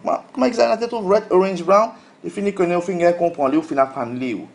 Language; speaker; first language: French; non-native, local second language; Morisyen